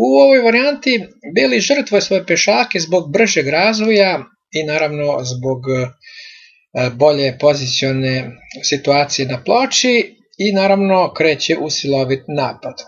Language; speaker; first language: Serbian; native; Serbian